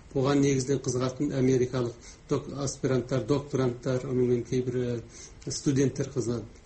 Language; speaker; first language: Kazakh; native; Kazakh